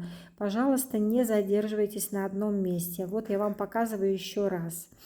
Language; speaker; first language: Russian; native; Russian